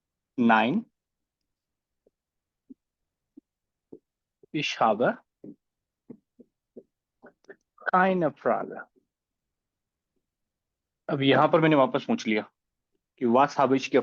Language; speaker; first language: German; non-native, fluent; Hindi